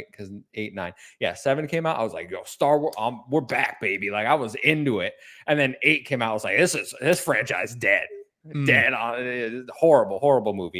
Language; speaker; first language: English; native; English